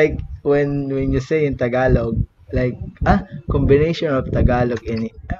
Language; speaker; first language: English; non-native, learner; Filipino